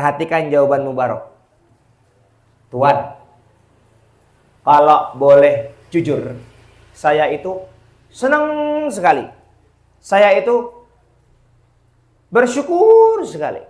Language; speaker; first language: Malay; non-native, local second language; Javanese